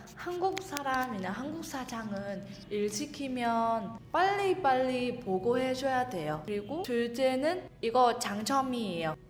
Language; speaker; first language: Korean; non-native, learner; Vietnamese